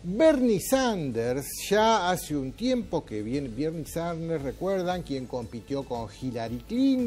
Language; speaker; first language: Spanish; native; Spanish